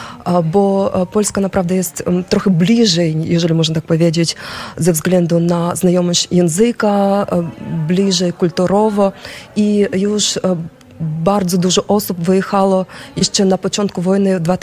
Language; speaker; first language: Polish; non-native, fluent; Ukrainian